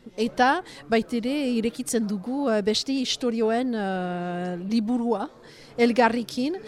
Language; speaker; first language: Basque; non-native, local second language; French